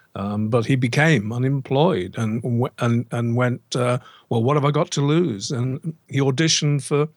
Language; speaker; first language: English; native; English